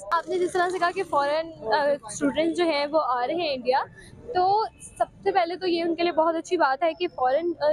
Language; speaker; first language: Urdu; native; Urdu